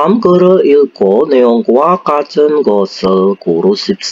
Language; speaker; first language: Korean; non-native, fluent; Indonesian